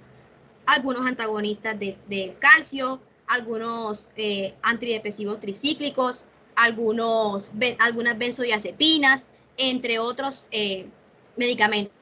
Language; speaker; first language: Spanish; native; Spanish